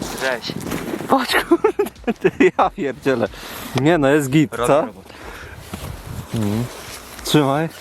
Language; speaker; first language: Polish; native; Polish